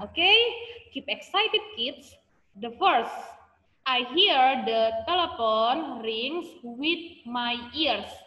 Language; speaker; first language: English; non-native, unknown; Indonesian